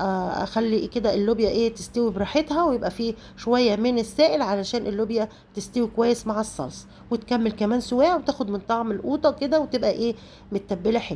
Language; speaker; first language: Arabic; native; Arabic